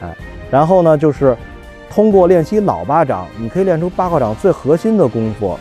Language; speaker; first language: Chinese; native; Chinese